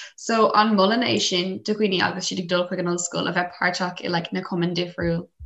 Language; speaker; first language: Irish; non-native, local second language; English